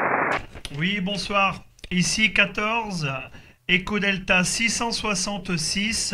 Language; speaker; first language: French; native; French